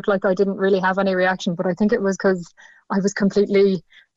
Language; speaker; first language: English; native; English